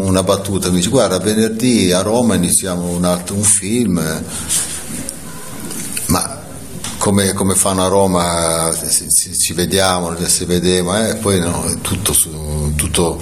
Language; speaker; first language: Italian; native; Italian